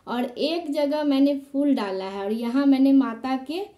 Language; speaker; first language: Hindi; native; Hindi